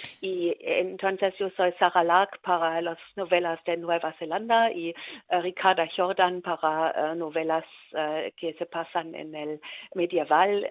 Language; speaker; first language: Spanish; non-native, learner; German